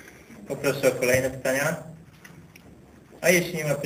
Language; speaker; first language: Polish; native; Polish